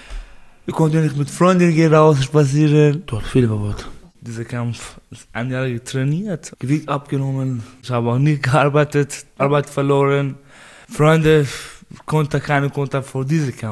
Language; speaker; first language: German; non-native, learner; Persian